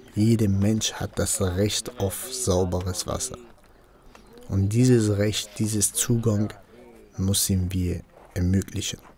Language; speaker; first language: German; non-native, local second language; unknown